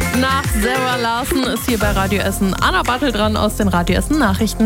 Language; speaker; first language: German; native; German